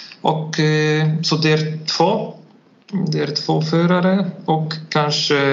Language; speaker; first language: Swedish; non-native, learner; Polish